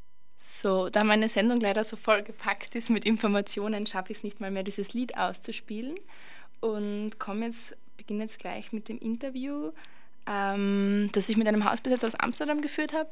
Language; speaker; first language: German; native; German